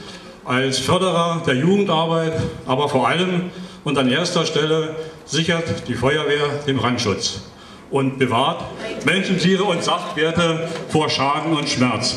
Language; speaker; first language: German; native; German